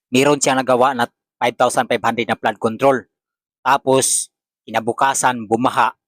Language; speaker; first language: Filipino; native; Filipino